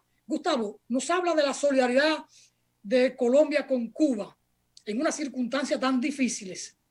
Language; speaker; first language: Spanish; native; Spanish